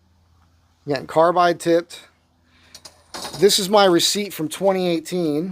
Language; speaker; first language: English; native; English